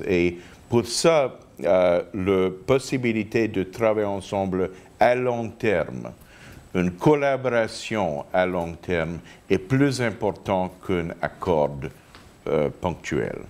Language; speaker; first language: French; non-native, fluent; English